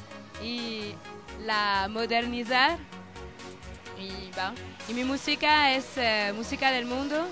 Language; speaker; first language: Spanish; non-native, learner; French